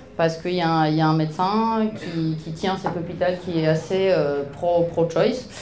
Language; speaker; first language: French; non-native, fluent; Polish